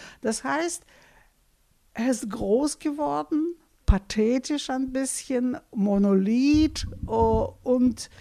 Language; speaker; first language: German; non-native, fluent; Russian